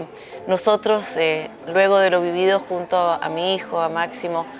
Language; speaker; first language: Spanish; native; Spanish